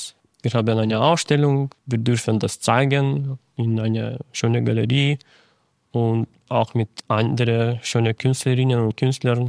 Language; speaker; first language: German; non-native, fluent; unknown